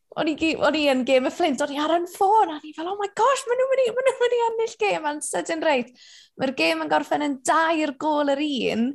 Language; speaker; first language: Welsh; native; Welsh